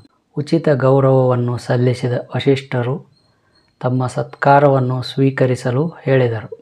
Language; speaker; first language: Kannada; native; Kannada